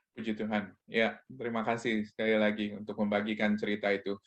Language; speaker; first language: Indonesian; native; Indonesian